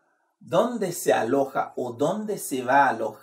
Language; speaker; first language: Spanish; non-native, fluent; Haitian Creole